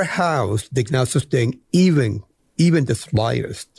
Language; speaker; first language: English; non-native, fluent; Spanish